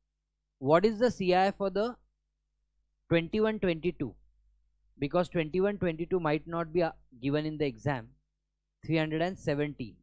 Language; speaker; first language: English; non-native, local second language; Hindi